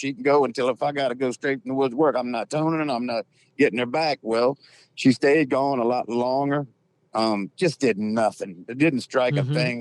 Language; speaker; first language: English; native; English